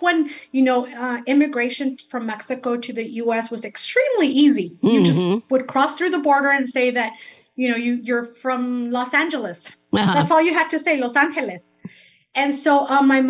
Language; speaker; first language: English; early bilingual, other home language; Spanish